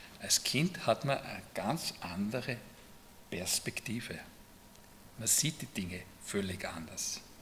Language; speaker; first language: German; native; German